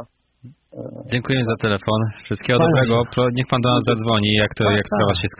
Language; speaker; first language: Polish; native; Polish